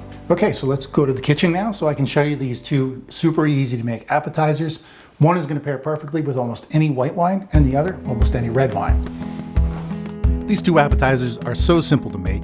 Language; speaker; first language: English; native; English